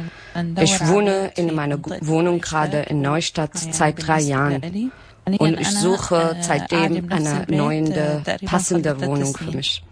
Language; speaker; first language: German; non-native, learner; Arabic